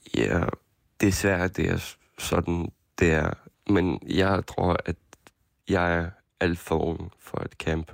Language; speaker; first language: Danish; non-native, fluent; Ukrainian